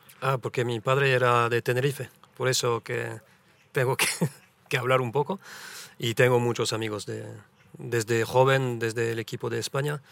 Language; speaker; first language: Spanish; early bilingual, heritage; French